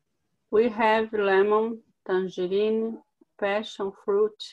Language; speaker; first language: English; non-native, learner; Portuguese